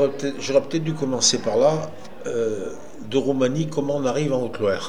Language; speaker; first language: French; native; French